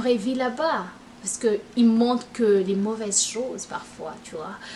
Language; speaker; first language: French; non-native, local second language; Rundi